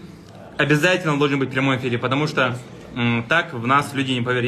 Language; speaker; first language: Russian; native; Russian